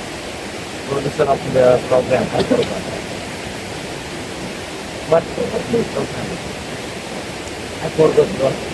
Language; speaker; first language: English; non-native, learner; Indonesian